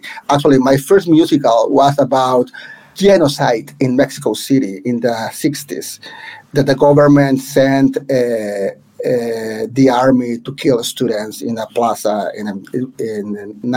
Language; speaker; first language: English; non-native, fluent; Spanish